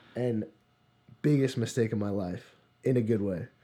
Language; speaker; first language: English; native; English